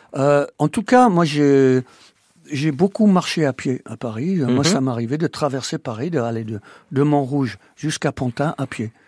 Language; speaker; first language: French; non-native, fluent; English